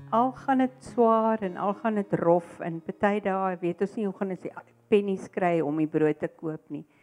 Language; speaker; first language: Afrikaans; native; Afrikaans